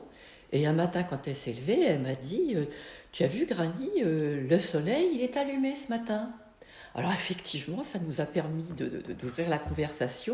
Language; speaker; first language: French; native; French